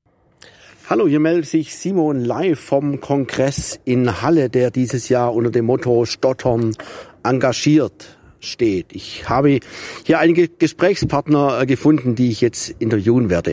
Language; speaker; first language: German; native; German